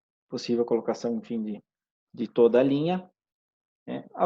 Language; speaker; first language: Portuguese; native; Portuguese